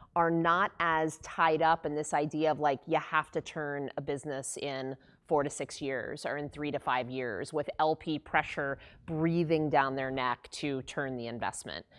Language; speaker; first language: English; native; English